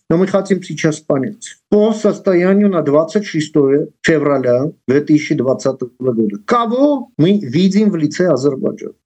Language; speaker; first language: Russian; non-native, local second language; Armenian